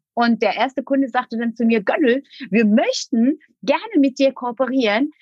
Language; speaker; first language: German; non-native, fluent; Turkish